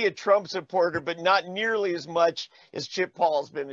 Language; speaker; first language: English; native; English